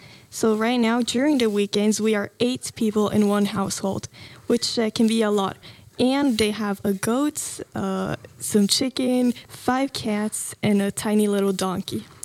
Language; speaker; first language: English; non-native, fluent; Norwegian